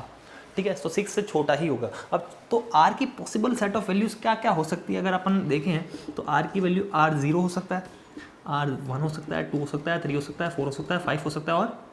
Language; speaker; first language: Hindi; native; Hindi